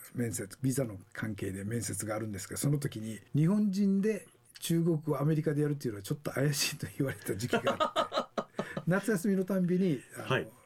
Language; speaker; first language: Japanese; native; Japanese